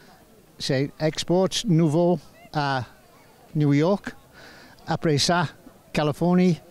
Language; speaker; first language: French; non-native, learner; English